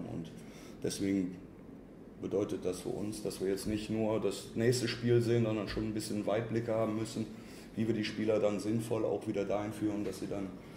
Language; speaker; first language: German; native; German